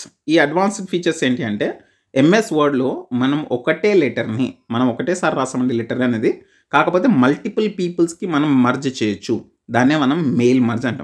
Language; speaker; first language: Telugu; native; Telugu